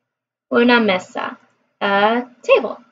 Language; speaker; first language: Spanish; non-native, learner; English